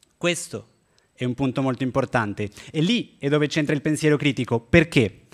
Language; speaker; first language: Italian; non-native, fluent; Spanish